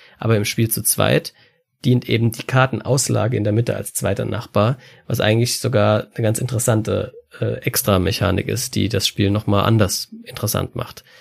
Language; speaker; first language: German; native; German